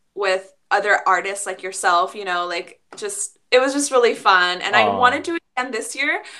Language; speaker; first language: English; early bilingual, other home language; Spanish